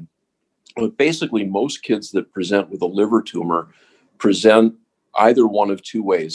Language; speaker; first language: English; native; English